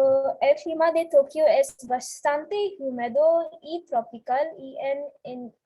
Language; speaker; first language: Spanish; non-native, learner; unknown